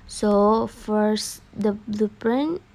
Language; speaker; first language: English; non-native, learner; Indonesian